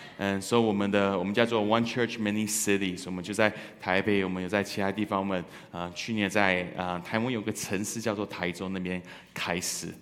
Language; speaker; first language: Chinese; early bilingual, heritage; Chinese